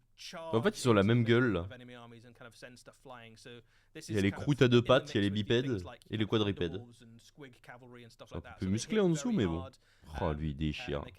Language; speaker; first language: French; native; French